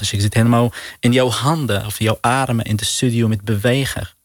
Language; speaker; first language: Dutch; non-native, learner; Arabic